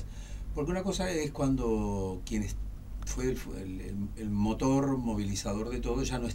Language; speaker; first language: Spanish; native; Spanish